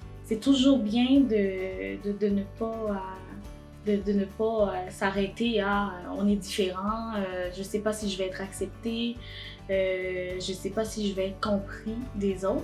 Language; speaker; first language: French; non-native, local second language; Haitian Creole